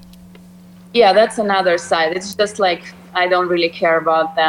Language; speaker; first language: English; non-native, fluent; Russian